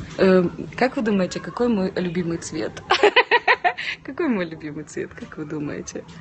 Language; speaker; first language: Russian; non-native, local second language; Ukrainian